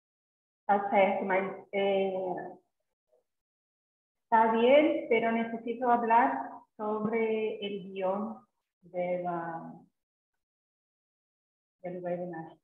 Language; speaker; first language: Spanish; non-native, fluent; Portuguese